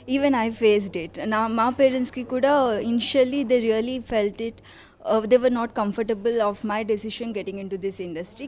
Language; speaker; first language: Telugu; native; Telugu